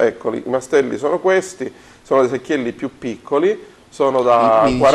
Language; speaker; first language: Italian; native; Italian